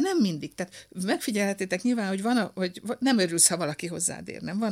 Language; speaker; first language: Hungarian; native; Hungarian